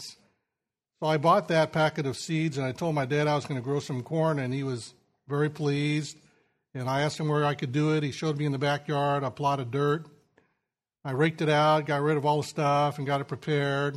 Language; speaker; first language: English; native; English